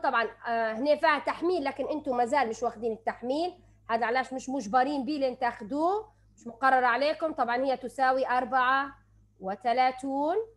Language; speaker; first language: Arabic; native; Arabic